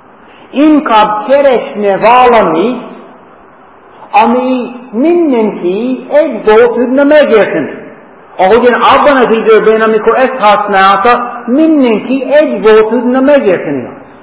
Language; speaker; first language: Hungarian; non-native, fluent; English